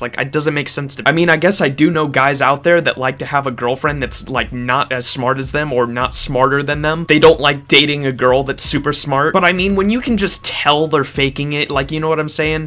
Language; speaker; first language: English; native; English